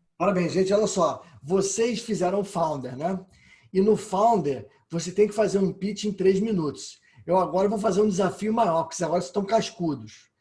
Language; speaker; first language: Portuguese; native; Portuguese